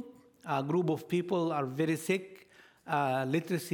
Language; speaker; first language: English; non-native, fluent; Arabic